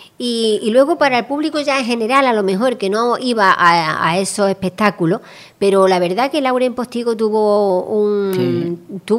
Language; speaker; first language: Spanish; native; Spanish